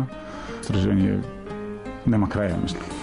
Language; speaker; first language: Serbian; non-native, fluent; Greek